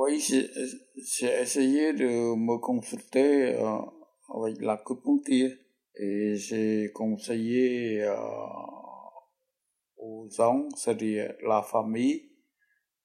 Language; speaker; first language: French; non-native, fluent; Khmer